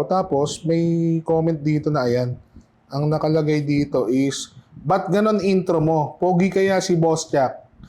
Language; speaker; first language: Filipino; native; Filipino